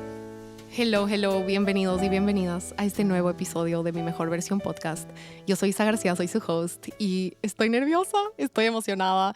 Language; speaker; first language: Spanish; native; Spanish